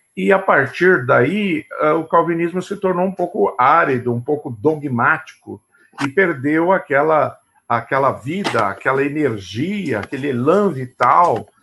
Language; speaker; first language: Portuguese; native; Portuguese